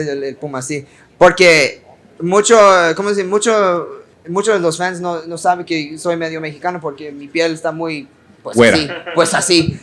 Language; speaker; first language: Spanish; early bilingual, heritage; English